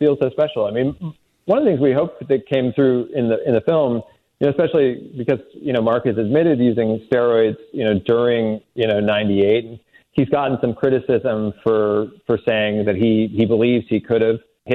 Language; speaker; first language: English; native; English